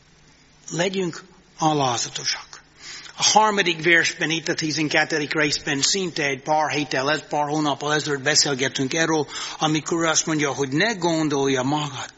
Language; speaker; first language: Hungarian; non-native, fluent; English